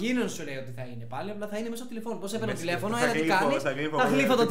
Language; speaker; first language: Greek; native; Greek